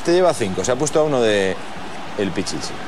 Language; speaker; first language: Spanish; native; Spanish